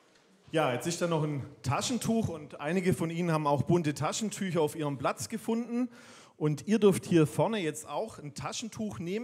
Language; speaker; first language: German; native; German